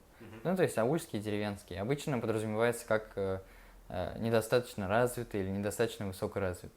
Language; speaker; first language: Russian; native; Russian